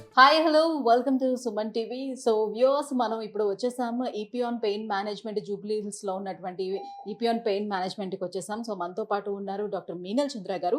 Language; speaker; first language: Telugu; native; Telugu